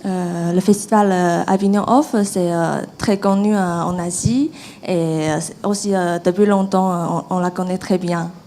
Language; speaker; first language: French; non-native, learner; Chinese